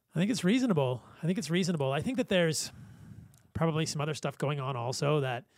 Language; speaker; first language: English; native; English